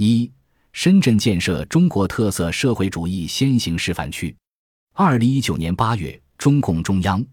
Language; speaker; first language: Chinese; native; Chinese